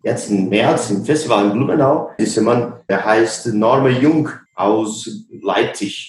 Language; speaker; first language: German; non-native, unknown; Portuguese